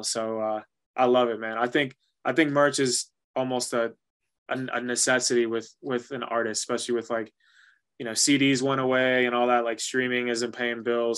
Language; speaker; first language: English; early bilingual, other home language; Spanish